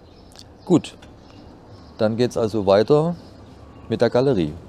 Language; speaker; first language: German; native; German